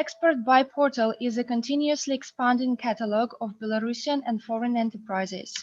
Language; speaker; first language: English; non-native, fluent; Russian